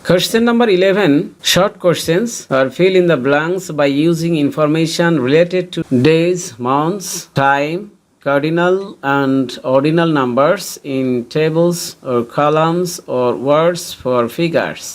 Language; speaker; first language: English; non-native, local second language; Bangla